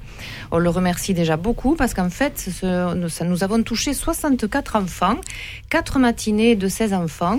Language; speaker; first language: French; native; French